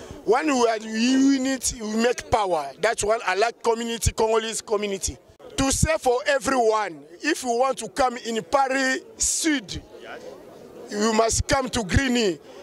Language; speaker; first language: English; non-native, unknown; Lingala